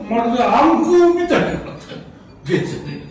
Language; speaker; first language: Japanese; native; Japanese